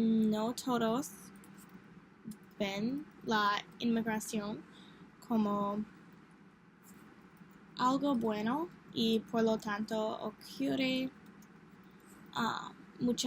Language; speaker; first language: Spanish; non-native, learner; English